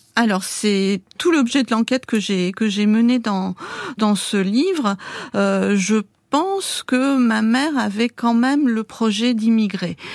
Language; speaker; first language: French; early bilingual, other home language; Armenian